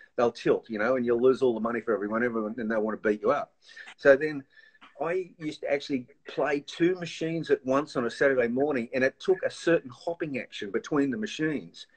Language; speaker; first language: English; native; English